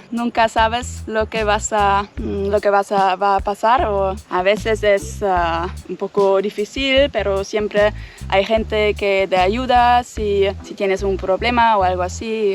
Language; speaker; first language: Spanish; non-native, fluent; German